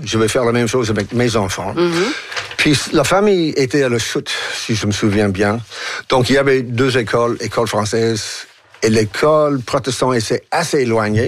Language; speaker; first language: French; non-native, fluent; English